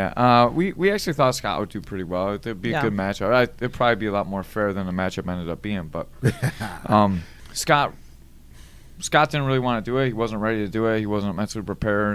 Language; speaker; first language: English; native; English